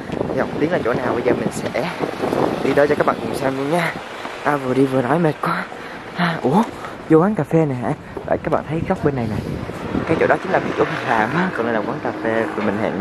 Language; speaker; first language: Vietnamese; native; Vietnamese